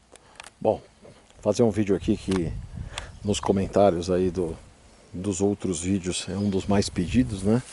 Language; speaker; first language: Portuguese; native; Portuguese